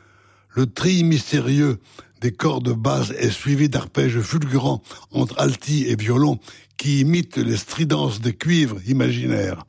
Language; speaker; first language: French; native; French